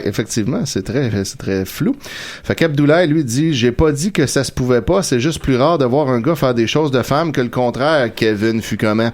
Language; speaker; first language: French; native; French